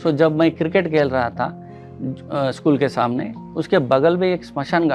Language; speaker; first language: Hindi; non-native, local second language; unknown